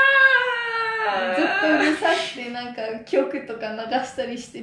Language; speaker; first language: Japanese; non-native, fluent; Italian